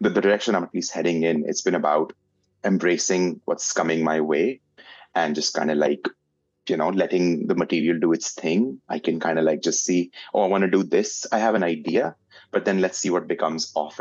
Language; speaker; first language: English; non-native, local second language; Hindi